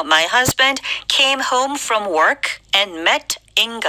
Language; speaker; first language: English; non-native, fluent; Korean